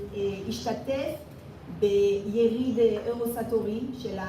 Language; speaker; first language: Hebrew; non-native, fluent; French